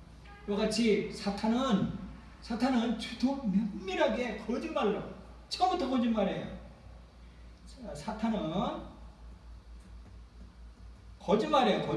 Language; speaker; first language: Korean; native; Korean